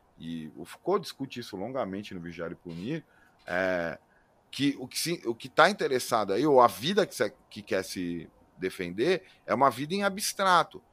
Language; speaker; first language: Portuguese; native; Portuguese